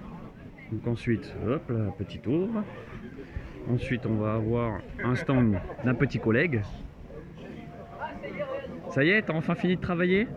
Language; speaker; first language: French; native; French